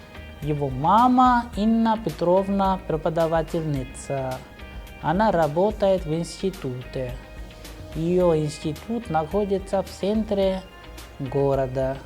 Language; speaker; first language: Russian; non-native, fluent; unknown